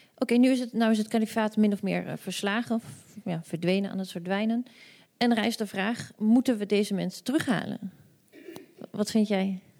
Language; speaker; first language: Dutch; native; Dutch